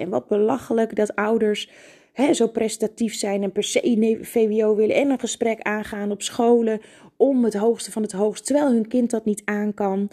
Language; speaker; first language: Dutch; native; Dutch